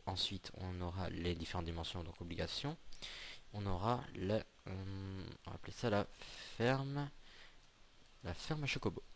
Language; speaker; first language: French; native; French